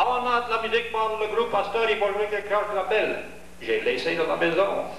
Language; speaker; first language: French; early bilingual, heritage; French